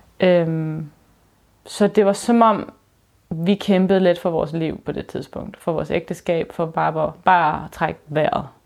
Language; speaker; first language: Danish; early bilingual, other home language; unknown